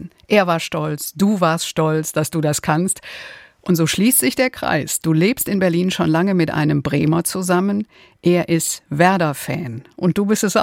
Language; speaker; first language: German; native; German